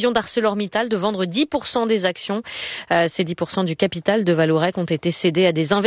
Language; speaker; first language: French; native; French